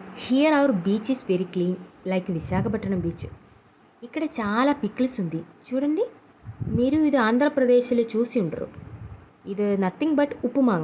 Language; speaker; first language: Telugu; non-native, learner; Malayalam